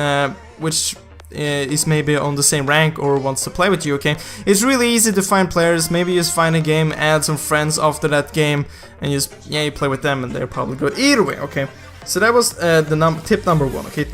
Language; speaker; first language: English; non-native, fluent; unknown